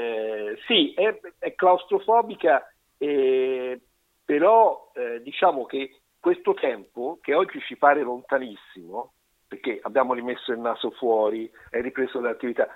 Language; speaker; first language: Italian; native; Italian